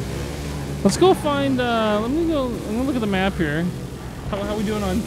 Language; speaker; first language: English; native; English